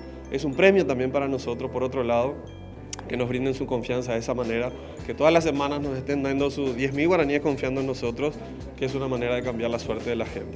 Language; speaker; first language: Spanish; native; Spanish